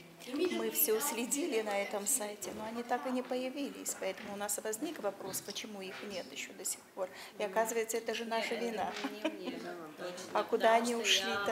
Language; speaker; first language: Russian; native; Russian